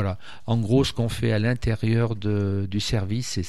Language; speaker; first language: French; native; French